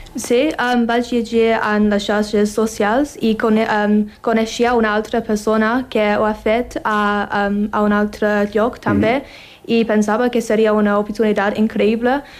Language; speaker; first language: Catalan; non-native, learner; English